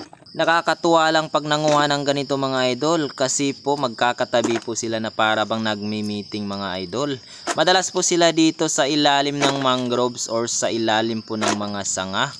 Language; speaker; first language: Filipino; native; Filipino